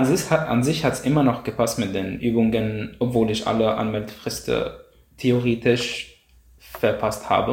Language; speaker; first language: German; non-native, fluent; Arabic